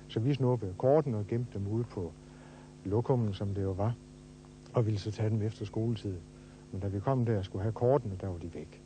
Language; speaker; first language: Danish; native; Danish